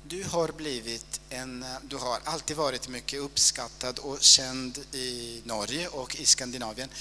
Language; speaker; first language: Swedish; non-native, fluent; Italian